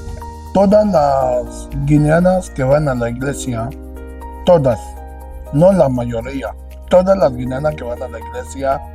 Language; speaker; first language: Spanish; non-native, local second language; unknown